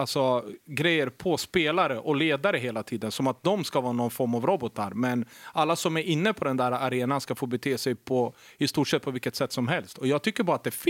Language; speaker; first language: Swedish; native; Swedish